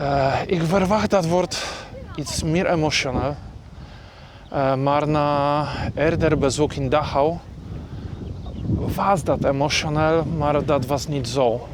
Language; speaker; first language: Dutch; non-native, learner; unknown